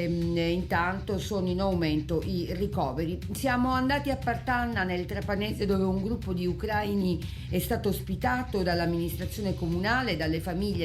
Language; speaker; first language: Italian; native; Italian